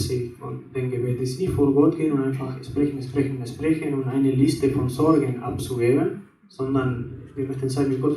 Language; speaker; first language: German; non-native, fluent; Spanish